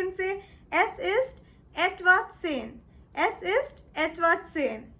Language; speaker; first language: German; non-native, fluent; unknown